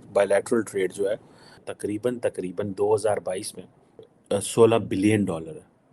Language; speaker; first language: Urdu; native; Urdu